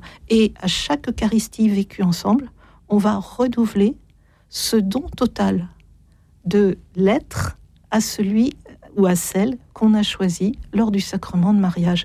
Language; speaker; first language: French; native; French